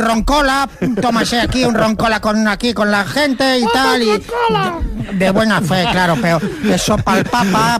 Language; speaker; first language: Spanish; native; Spanish